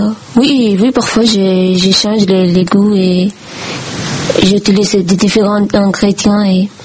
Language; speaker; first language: French; non-native, learner; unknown